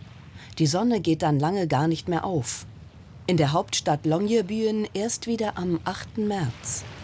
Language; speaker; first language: German; native; German